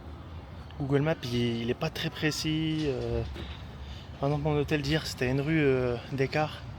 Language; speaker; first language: French; native; French